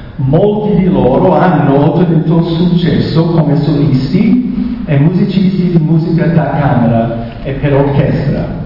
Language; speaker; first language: Italian; non-native, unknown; English